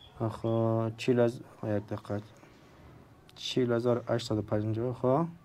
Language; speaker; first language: Persian; native; Persian